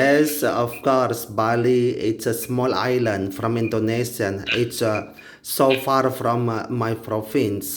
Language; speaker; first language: English; non-native, learner; Indonesian